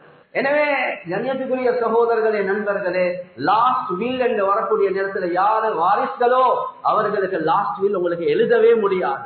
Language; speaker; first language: Tamil; native; Tamil